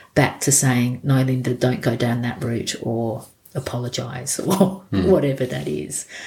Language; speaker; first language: English; native; English